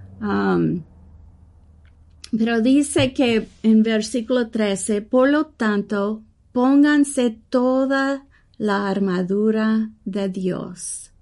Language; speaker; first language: Spanish; early bilingual, heritage; English